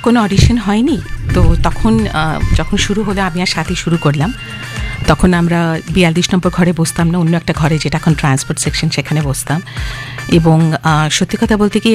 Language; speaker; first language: Bangla; non-native, local second language; Hindi